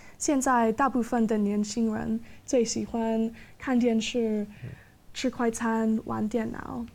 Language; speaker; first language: Chinese; non-native, fluent; English